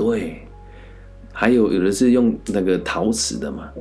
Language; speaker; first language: Chinese; native; Chinese